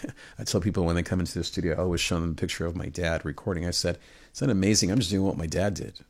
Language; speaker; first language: English; early bilingual, other home language; Spanish